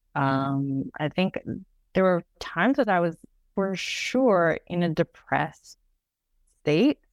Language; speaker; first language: English; native; English